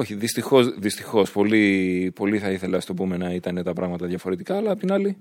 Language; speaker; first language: Greek; native; Greek